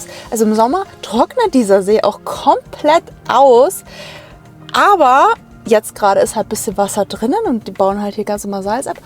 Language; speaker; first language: German; native; German